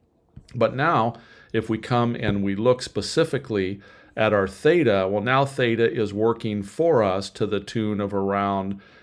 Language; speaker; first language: English; native; English